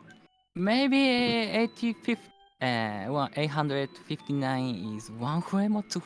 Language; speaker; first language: English; non-native, learner; Japanese